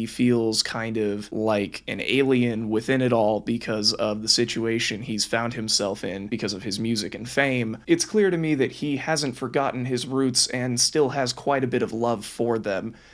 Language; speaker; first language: English; native; English